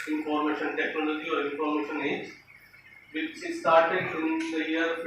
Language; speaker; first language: English; non-native, local second language; Bangla